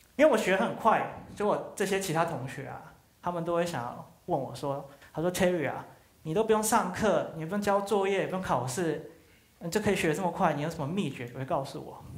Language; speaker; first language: Chinese; native; Chinese